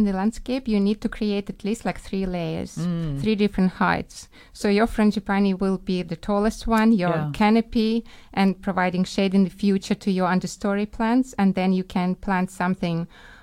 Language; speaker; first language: English; non-native, fluent; Ukrainian